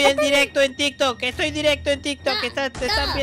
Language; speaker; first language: Spanish; native; Spanish